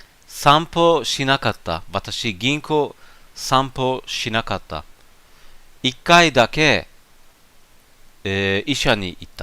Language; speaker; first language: Japanese; non-native, learner; German